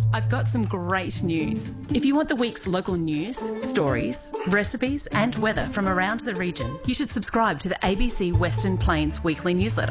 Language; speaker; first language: English; native; English